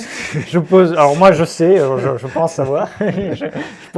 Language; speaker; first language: French; native; French